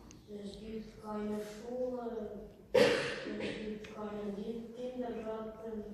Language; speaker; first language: German; non-native, learner; Croatian